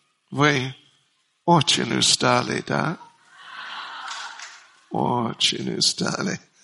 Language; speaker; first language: Russian; non-native, learner; English